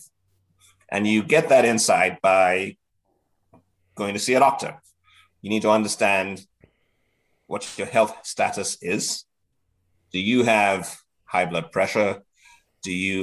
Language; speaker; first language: English; non-native, local second language; Yoruba